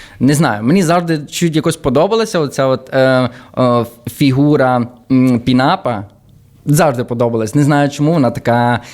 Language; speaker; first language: Ukrainian; early bilingual, heritage; Ukrainian